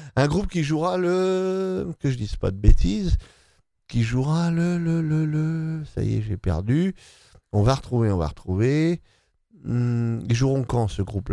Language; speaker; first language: French; native; French